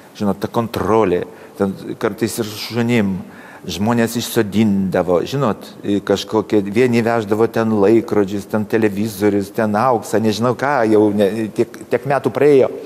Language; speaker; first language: Lithuanian; native; Lithuanian